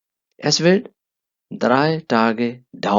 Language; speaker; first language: German; non-native, fluent; Urdu